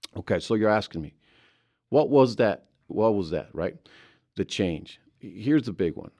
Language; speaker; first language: English; early bilingual, other home language; Spanish